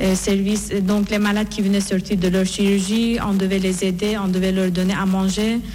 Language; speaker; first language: French; non-native, fluent; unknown